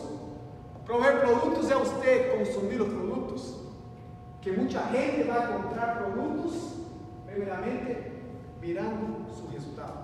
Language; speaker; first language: Spanish; non-native, learner; Portuguese